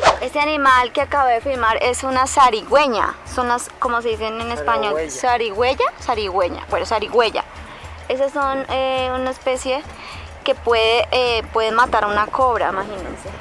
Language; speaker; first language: Spanish; native; Spanish